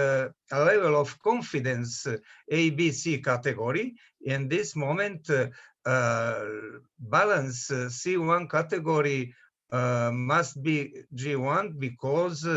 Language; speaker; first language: English; non-native, learner; Serbian